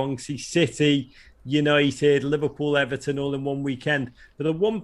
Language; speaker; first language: English; native; English